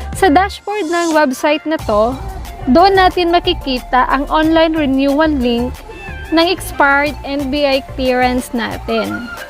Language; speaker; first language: Filipino; non-native, local second language; Cebuano